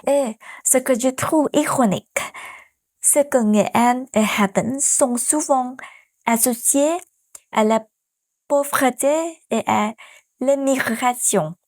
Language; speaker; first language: French; non-native, fluent; Vietnamese